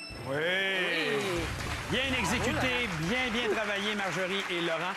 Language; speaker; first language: French; native; French